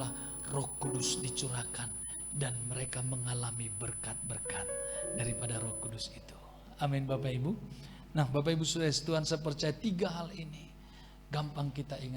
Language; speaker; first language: Indonesian; native; Indonesian